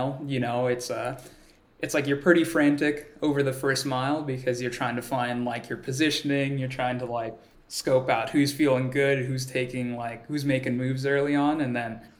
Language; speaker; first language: English; early bilingual, other home language; Swahili